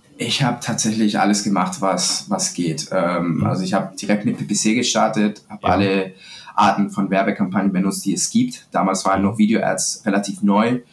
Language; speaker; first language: German; non-native, fluent; Spanish